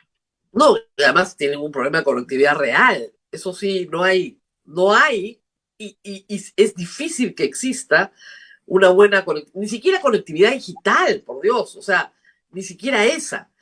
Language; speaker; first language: Spanish; native; Spanish